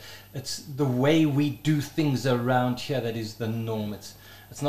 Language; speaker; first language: English; native; English